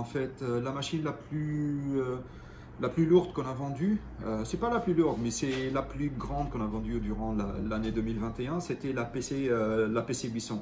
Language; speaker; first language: French; non-native, local second language; Arabic